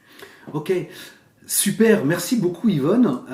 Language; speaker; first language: French; native; French